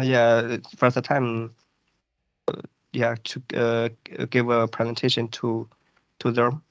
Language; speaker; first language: English; non-native, fluent; Chinese